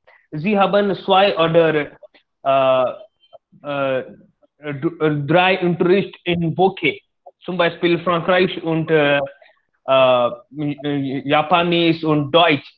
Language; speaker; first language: German; non-native, learner; Hindi